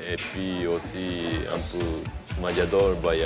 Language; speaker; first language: French; non-native, fluent; Japanese